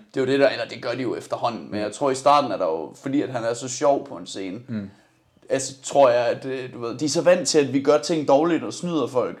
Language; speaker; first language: Danish; early bilingual, other home language; Persian